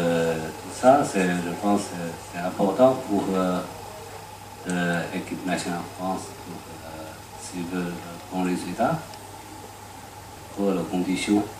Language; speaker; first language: French; non-native, learner; Chinese